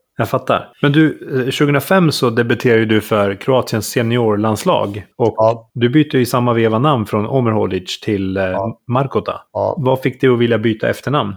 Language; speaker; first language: Swedish; native; Swedish